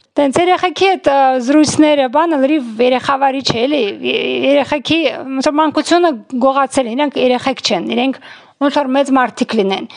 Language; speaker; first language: Armenian; native; Armenian